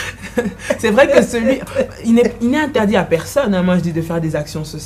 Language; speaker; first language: French; non-native, local second language; Lingala